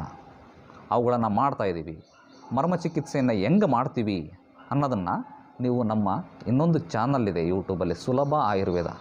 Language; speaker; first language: Kannada; native; Kannada